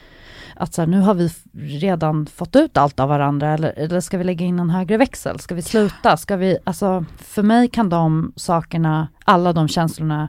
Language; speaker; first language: Swedish; native; Swedish